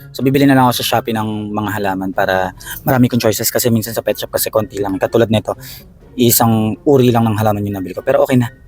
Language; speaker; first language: Filipino; native; Filipino